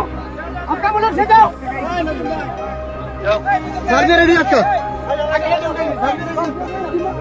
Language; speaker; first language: Hindi; non-native, learner; Bangla